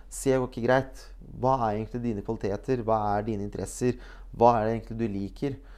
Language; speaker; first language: Norwegian; early bilingual, other home language; Bosnian